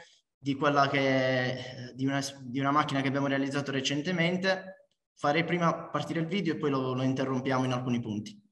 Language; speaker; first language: Italian; native; Italian